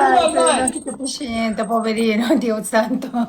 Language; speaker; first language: Italian; non-native, learner; Thai